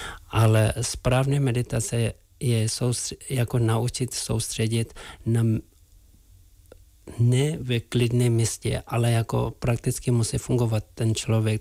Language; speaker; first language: Czech; non-native, fluent; Tibetan